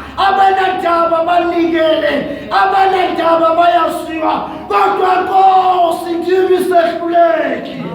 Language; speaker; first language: Zulu; native; Zulu